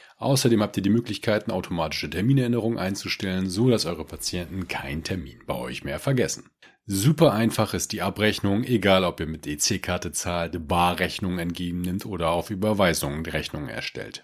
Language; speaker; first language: German; native; German